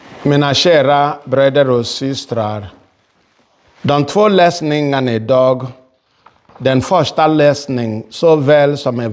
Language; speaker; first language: Swedish; non-native, fluent; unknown